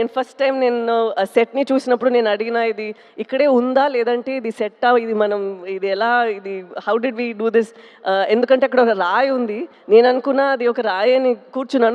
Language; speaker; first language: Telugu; non-native, local second language; Tamil